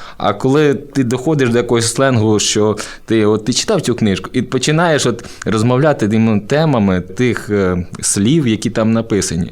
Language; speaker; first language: Ukrainian; native; Ukrainian